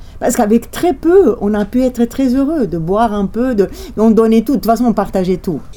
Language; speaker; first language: French; non-native, fluent; Romanian